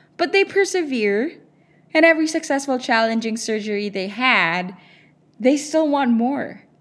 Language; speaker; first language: English; non-native, local second language; Filipino